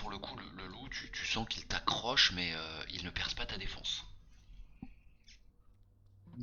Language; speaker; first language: French; native; French